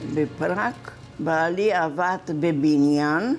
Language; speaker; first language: Hebrew; non-native, fluent; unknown